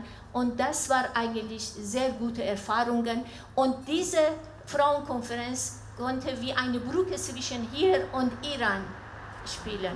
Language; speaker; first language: German; non-native, learner; Persian